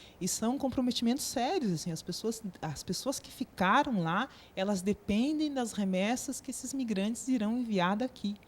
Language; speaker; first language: Portuguese; native; Portuguese